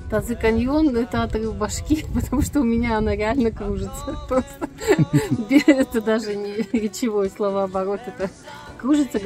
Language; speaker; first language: Russian; native; Russian